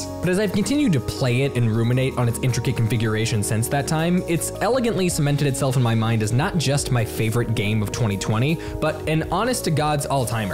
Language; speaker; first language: English; native; English